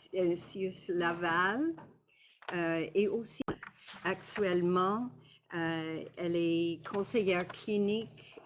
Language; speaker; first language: French; non-native, local second language; English